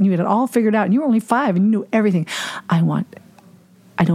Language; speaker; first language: English; non-native, fluent; German